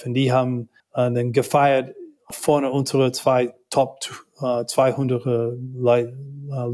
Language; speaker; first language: German; non-native, learner; English